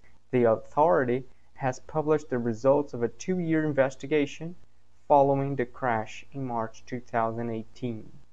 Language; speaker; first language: English; non-native, fluent; Portuguese